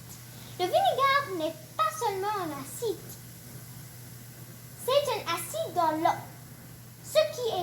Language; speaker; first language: French; non-native, learner; English